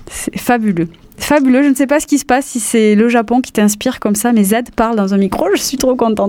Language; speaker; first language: French; native; French